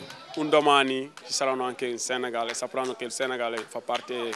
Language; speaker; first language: Italian; non-native, fluent; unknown